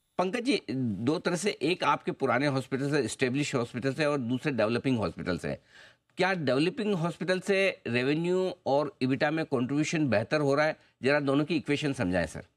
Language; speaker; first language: Hindi; native; Hindi